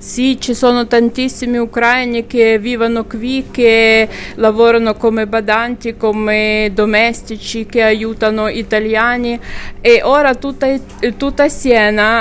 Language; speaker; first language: Italian; non-native, learner; Ukrainian